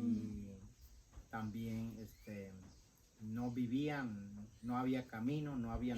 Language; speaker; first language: Spanish; non-native, local second language; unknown